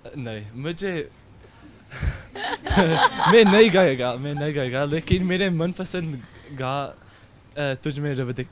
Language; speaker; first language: Hindi; early bilingual, heritage; Hindi